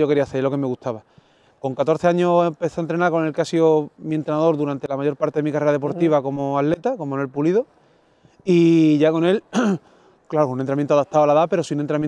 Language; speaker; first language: Spanish; native; Spanish